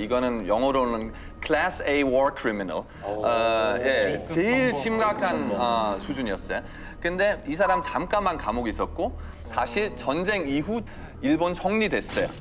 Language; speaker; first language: Korean; non-native, fluent; German